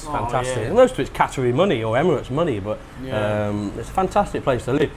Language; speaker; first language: English; native; English